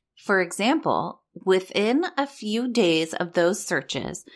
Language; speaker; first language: English; native; English